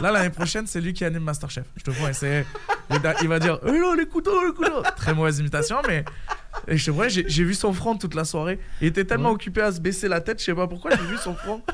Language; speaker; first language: French; native; French